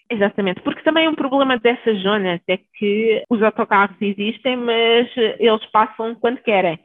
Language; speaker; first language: Portuguese; early bilingual, other home language; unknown